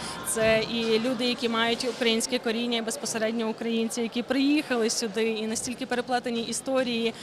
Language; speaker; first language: Ukrainian; native; Ukrainian